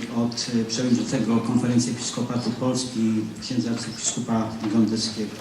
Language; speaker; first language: Polish; native; Polish